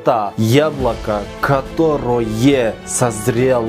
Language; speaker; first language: Russian; non-native, local second language; Kyrgyz